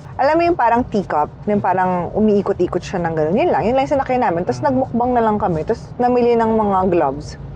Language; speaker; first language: Filipino; native; Filipino